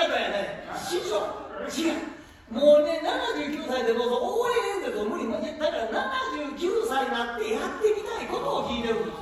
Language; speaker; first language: Japanese; native; Japanese